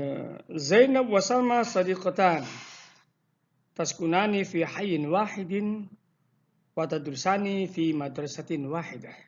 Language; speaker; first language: Arabic; non-native, fluent; Indonesian